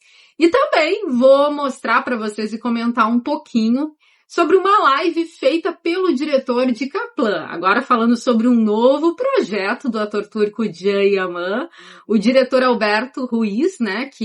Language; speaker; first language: Portuguese; native; Portuguese